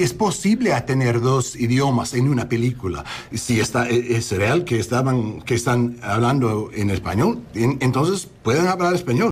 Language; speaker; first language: Spanish; early bilingual, heritage; English